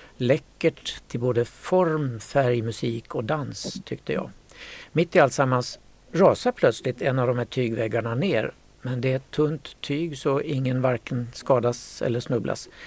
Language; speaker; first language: Swedish; native; Swedish